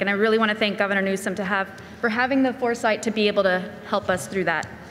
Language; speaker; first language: English; early bilingual, other home language; Spanish